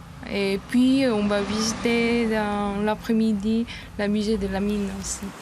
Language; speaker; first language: French; non-native, learner; Korean